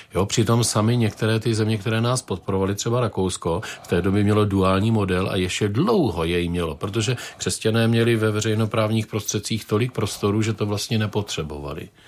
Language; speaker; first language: Czech; native; Czech